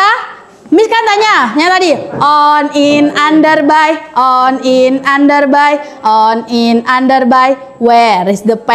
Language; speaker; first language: English; non-native, learner; Indonesian